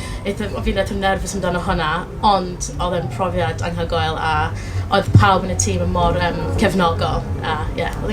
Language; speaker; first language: Welsh; non-native, local second language; English